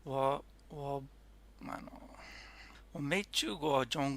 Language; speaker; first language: Chinese; non-native, learner; English